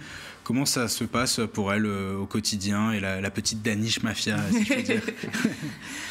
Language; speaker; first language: French; native; French